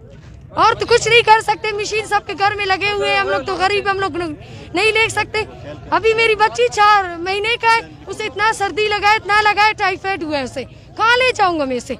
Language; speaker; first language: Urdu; non-native, local second language; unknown